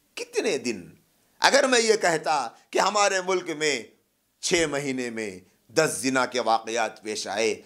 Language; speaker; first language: Urdu; native; Urdu